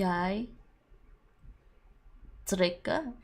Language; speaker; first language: Norwegian; non-native, learner; English